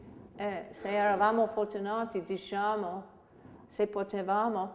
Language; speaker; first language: Italian; non-native, fluent; English